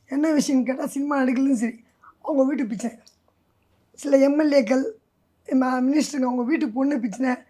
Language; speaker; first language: Tamil; native; Tamil